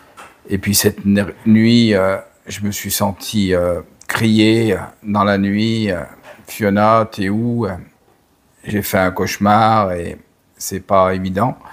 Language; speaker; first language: French; native; French